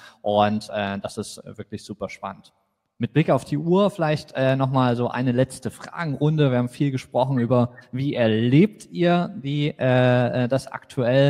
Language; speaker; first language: German; native; German